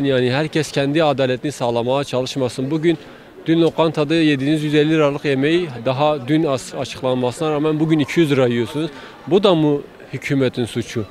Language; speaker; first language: Turkish; native; Turkish